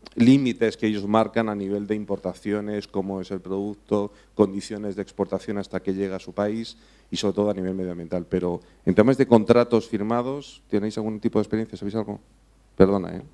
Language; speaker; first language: Spanish; non-native, fluent; English